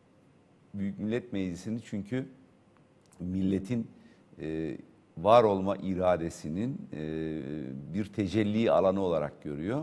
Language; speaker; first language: Turkish; native; Turkish